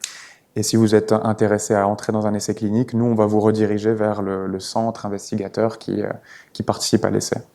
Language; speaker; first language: French; native; French